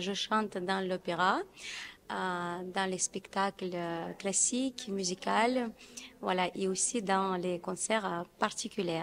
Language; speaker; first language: French; non-native, fluent; Russian